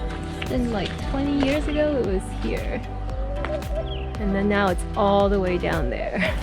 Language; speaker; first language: English; native; English